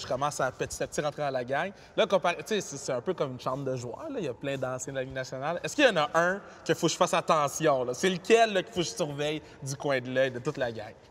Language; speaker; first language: French; native; French